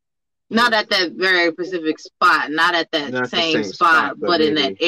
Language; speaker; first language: English; native; English